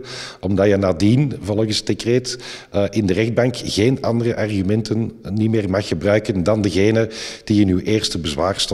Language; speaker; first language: Dutch; native; Dutch